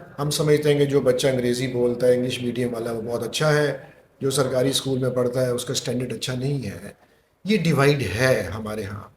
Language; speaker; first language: Urdu; non-native, local second language; Punjabi